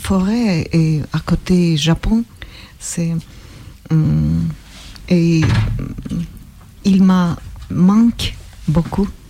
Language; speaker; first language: French; non-native, learner; Russian